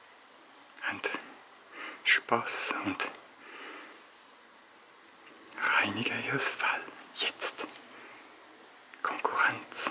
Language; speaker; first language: German; native; German